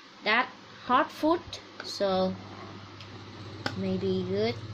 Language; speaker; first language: English; non-native, learner; Vietnamese